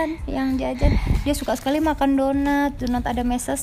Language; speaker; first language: Indonesian; native; Indonesian